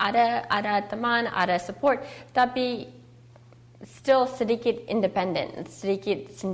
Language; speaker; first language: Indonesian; early bilingual, heritage; English